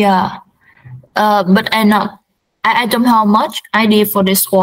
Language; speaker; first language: English; non-native, learner; Vietnamese